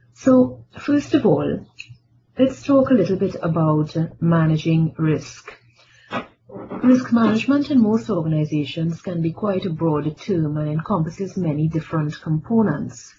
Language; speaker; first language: English; native; English